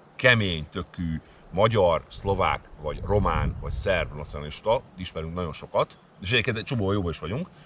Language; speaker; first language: Hungarian; native; Hungarian